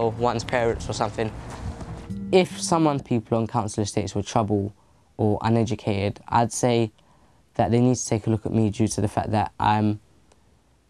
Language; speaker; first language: English; native; English